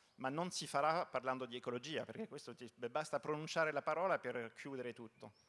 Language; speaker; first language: Italian; early bilingual, heritage; Italian